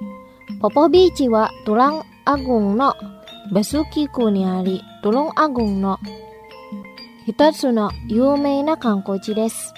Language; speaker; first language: Japanese; non-native, fluent; Indonesian